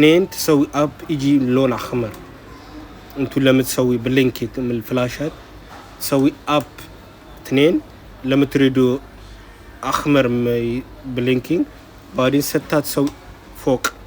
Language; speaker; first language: Arabic; non-native, learner; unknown